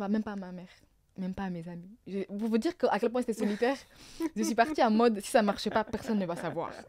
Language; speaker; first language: French; early bilingual, other home language; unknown